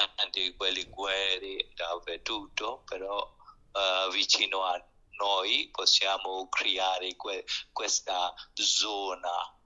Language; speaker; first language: Italian; non-native, learner; Burmese